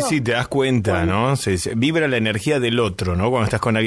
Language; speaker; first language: Spanish; native; Spanish